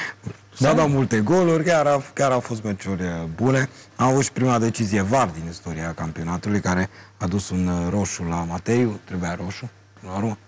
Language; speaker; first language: Romanian; native; Romanian